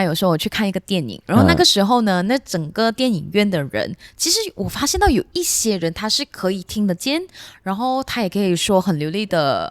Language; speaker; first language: Chinese; non-native, local second language; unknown